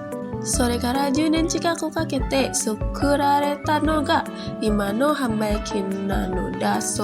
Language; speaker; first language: Japanese; non-native, learner; Indonesian